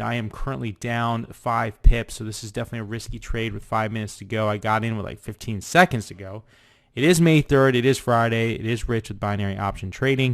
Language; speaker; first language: English; native; English